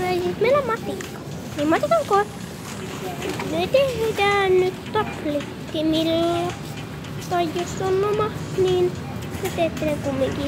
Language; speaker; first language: Finnish; early bilingual, heritage; Finnish